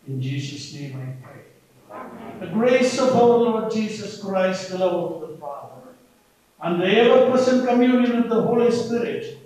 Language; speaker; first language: English; non-native, local second language; Malayalam